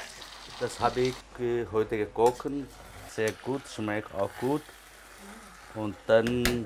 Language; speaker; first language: German; non-native, learner; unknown